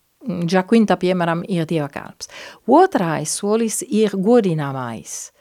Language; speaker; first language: Latvian; non-native, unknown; Italian